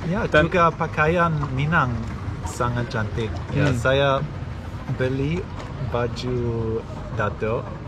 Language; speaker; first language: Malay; non-native, learner; German